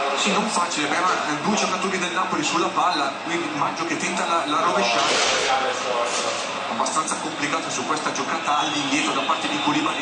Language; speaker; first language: Italian; native; Italian